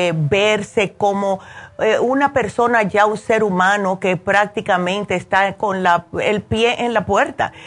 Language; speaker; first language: Spanish; early bilingual, heritage; Spanish